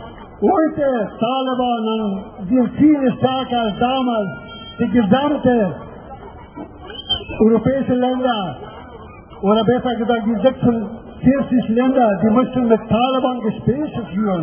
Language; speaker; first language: German; non-native, fluent; Persian